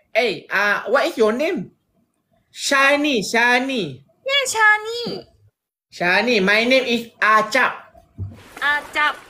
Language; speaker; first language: English; non-native, learner; Malay